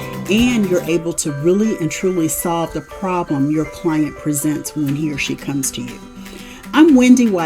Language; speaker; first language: English; native; English